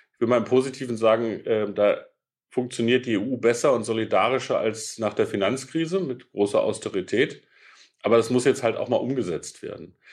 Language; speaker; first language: German; native; German